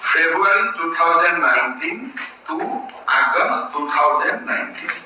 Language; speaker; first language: English; non-native, local second language; Assamese